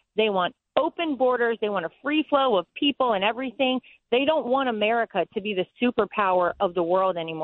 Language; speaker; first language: English; native; English